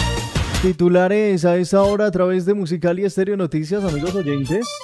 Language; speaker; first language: Spanish; native; Spanish